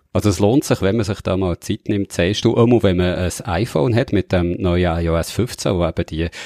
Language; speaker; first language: German; native; German